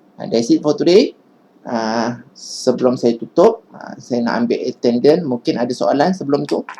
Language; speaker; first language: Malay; native; Malay